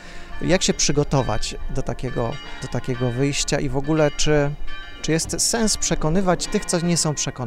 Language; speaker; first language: Polish; native; Polish